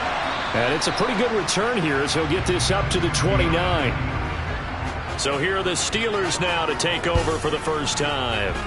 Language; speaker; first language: English; native; English